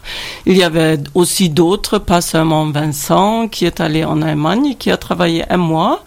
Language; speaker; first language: French; non-native, fluent; German